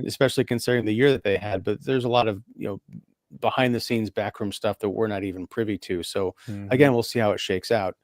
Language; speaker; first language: English; native; English